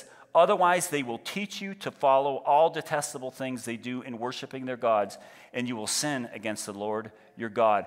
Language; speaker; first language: English; native; English